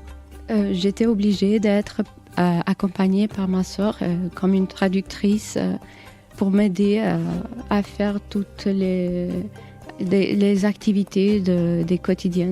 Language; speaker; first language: French; non-native, learner; Albanian